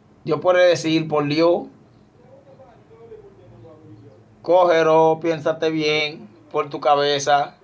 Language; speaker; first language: Spanish; non-native, learner; Haitian Creole